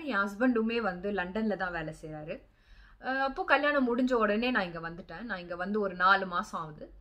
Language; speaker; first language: Tamil; early bilingual, heritage; Tamil